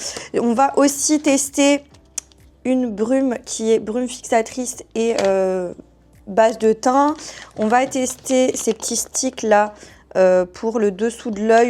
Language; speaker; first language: French; native; French